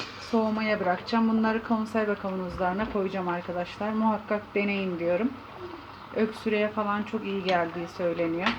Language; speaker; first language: Turkish; native; Turkish